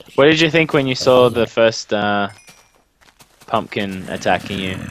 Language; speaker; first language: English; native; English